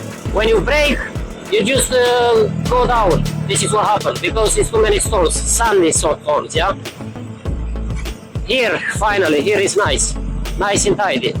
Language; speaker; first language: English; non-native, learner; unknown